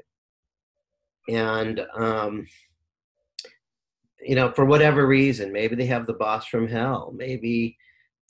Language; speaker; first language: English; native; English